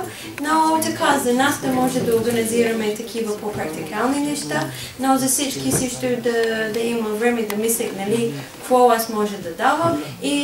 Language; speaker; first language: Bulgarian; non-native, learner; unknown